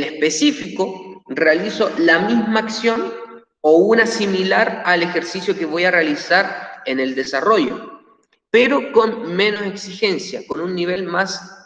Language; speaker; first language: Spanish; native; Spanish